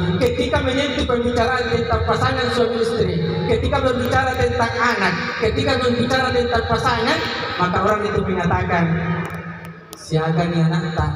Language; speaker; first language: Indonesian; non-native, local second language; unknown